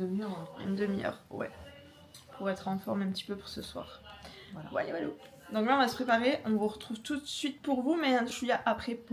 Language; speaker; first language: French; native; French